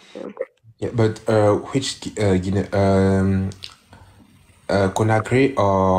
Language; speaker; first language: English; non-native, learner; French